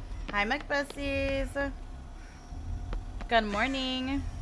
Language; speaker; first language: English; early bilingual, other home language; Spanish